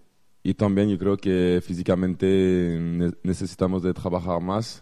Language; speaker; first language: Spanish; non-native, fluent; French